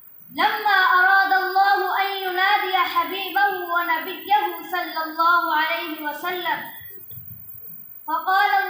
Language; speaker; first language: Arabic; non-native, learner; Urdu